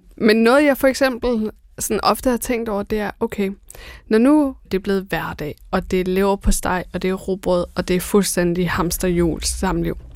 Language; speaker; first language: Danish; early bilingual, other home language; Persian